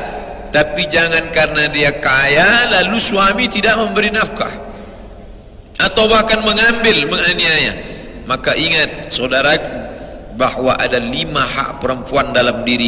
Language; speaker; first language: Indonesian; native; Indonesian